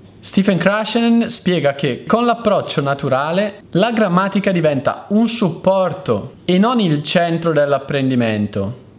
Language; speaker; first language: Italian; native; Italian